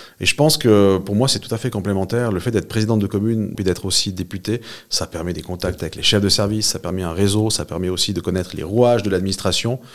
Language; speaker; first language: French; native; French